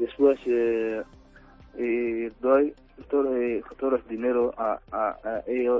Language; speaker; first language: Spanish; non-native, learner; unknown